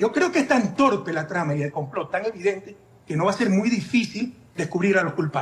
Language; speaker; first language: Spanish; native; Spanish